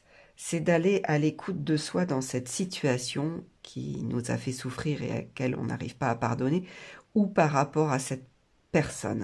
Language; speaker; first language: French; native; French